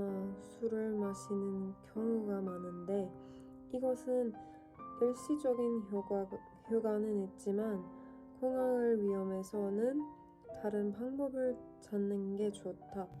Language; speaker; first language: Korean; non-native, learner; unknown